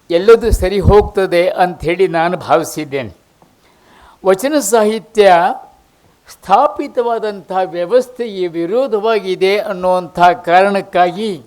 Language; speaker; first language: Kannada; native; Kannada